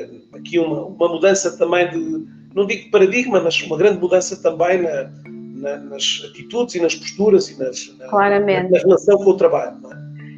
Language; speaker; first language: Portuguese; native; Portuguese